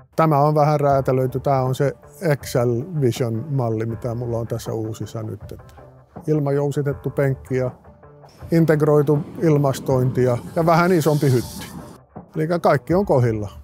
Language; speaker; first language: Finnish; non-native, local second language; Swedish